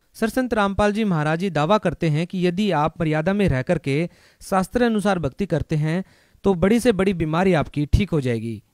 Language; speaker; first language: Hindi; native; Hindi